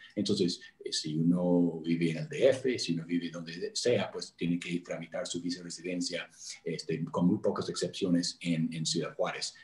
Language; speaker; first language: Spanish; non-native, fluent; English